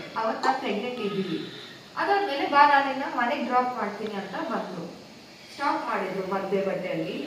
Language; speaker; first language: Kannada; non-native, local second language; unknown